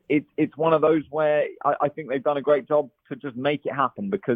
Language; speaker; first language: English; native; English